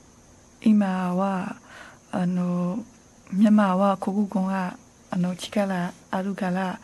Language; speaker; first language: Japanese; non-native, learner; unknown